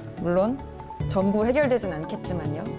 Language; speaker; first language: Korean; native; Korean